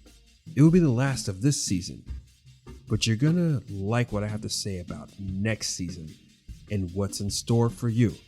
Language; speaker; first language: English; native; English